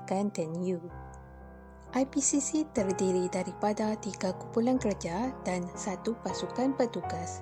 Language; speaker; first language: Malay; native; Malay